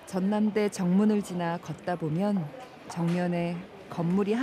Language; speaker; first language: Korean; native; Korean